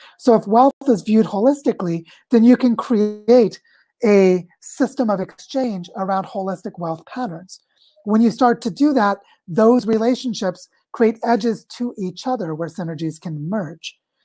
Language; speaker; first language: English; native; English